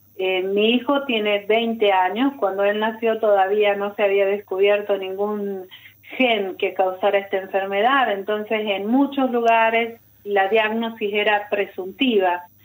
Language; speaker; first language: Spanish; non-native, fluent; Italian